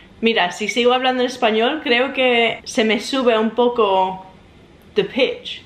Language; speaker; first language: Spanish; early bilingual, heritage; English